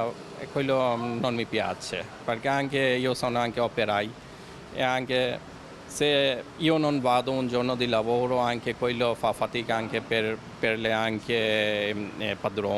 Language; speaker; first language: Italian; non-native, learner; Bangla